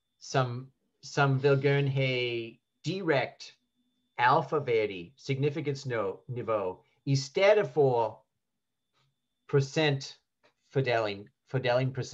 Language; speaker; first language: Danish; non-native, learner; English